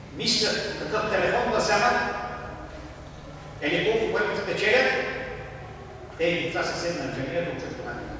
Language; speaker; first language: Bulgarian; non-native, local second language; Turkish